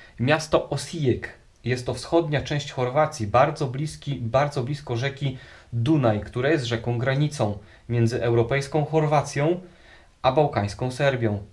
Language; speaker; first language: Polish; native; Polish